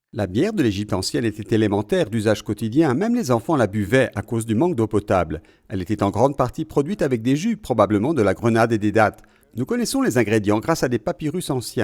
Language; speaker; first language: French; native; French